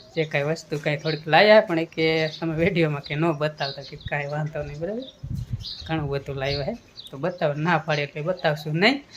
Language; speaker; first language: Gujarati; native; Gujarati